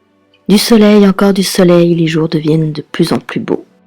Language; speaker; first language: French; native; French